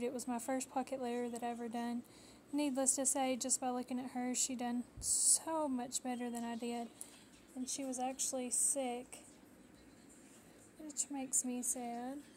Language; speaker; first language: English; native; English